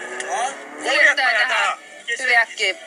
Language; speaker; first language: Finnish; native; Finnish